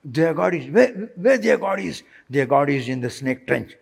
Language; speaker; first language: English; non-native, local second language; Telugu